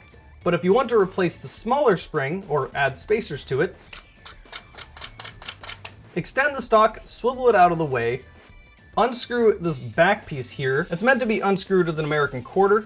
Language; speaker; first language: English; native; English